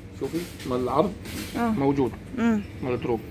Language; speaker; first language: Arabic; non-native, learner; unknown